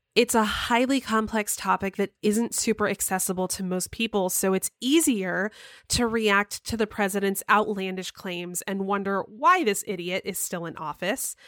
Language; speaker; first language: English; native; English